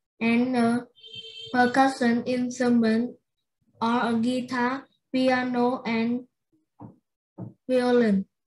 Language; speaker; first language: English; non-native, learner; Vietnamese